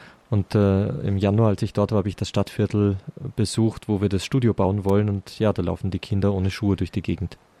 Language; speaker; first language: German; native; German